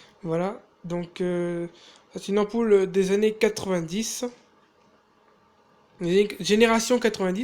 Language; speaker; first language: French; native; French